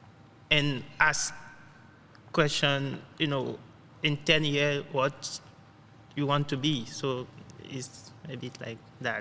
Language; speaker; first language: English; non-native, learner; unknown